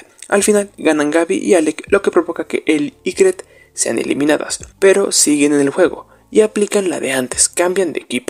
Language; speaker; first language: Spanish; native; Spanish